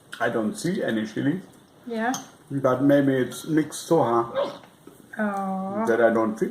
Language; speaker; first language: English; non-native, fluent; German